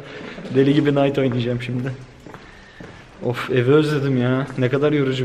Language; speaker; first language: Turkish; native; Turkish